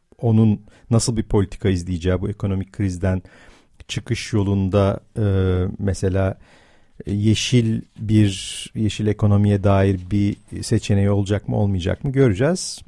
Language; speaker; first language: Turkish; native; Turkish